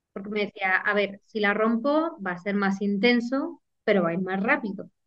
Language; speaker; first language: Spanish; native; Spanish